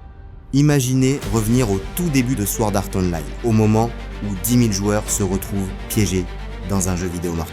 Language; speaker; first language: French; native; French